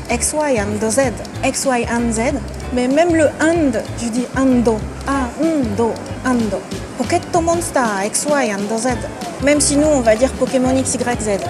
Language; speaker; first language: French; native; French